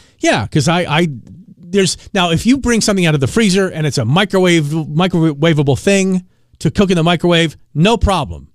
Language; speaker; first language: English; native; English